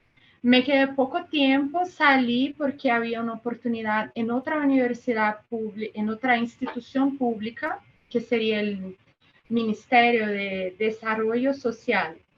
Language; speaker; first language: Spanish; non-native, fluent; Portuguese